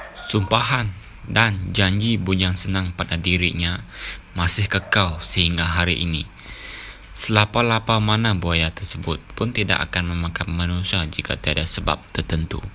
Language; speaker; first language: Malay; non-native, local second language; Iban